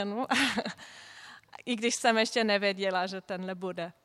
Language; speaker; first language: Czech; non-native, fluent; German